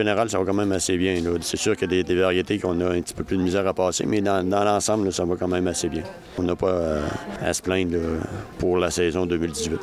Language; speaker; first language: French; native; French